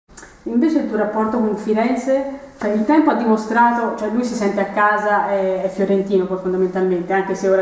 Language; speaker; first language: Italian; native; Italian